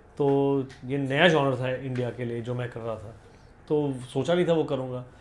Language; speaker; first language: Hindi; native; Hindi